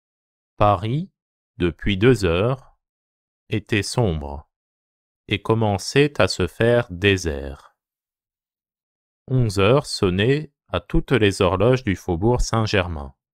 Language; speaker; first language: French; non-native, fluent; Japanese